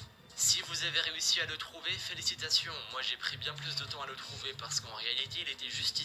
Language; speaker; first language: French; native; French